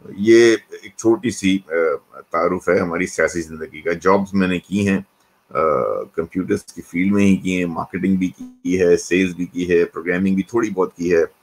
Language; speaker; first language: Urdu; native; Urdu